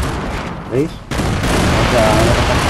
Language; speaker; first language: Spanish; native; Spanish